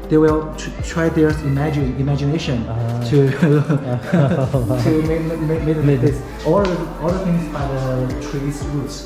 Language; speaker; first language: English; non-native, learner; Chinese